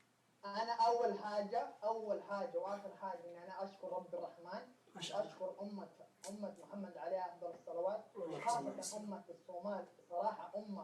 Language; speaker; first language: Arabic; early bilingual, other home language; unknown